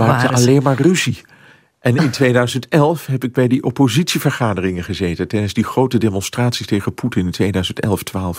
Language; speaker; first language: Dutch; native; Dutch